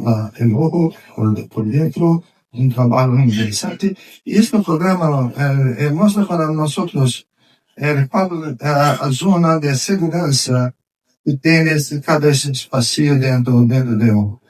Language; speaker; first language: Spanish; non-native, fluent; Portuguese